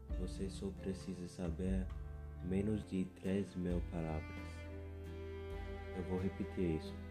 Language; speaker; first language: Portuguese; non-native, fluent; English